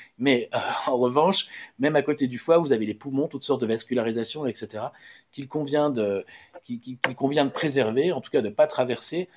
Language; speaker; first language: French; native; French